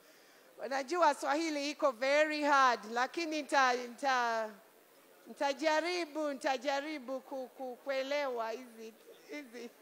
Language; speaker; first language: Swahili; non-native, learner; Ganda